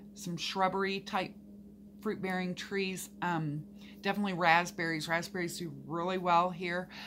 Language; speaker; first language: English; native; English